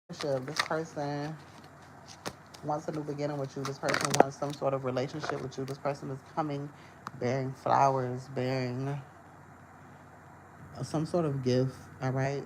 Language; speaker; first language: English; native; English